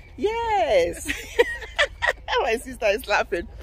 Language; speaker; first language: English; non-native, local second language; Igbo